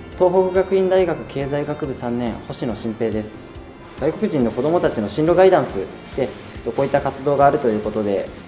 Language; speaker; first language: Japanese; native; Japanese